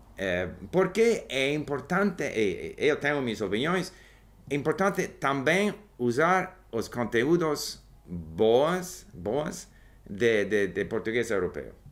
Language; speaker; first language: Portuguese; non-native, learner; English